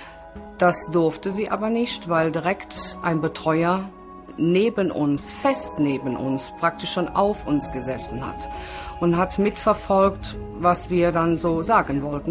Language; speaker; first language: German; native; German